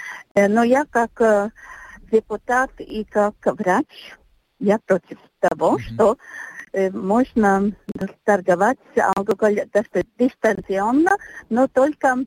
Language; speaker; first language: Russian; non-native, local second language; Latvian